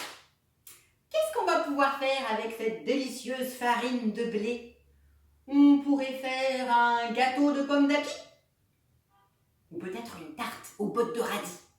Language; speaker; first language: French; native; French